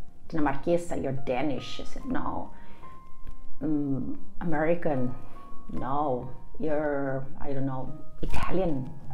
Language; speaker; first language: English; non-native, fluent; Portuguese